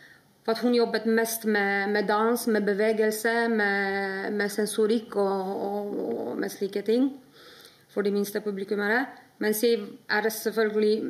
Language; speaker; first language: Norwegian; non-native, fluent; Polish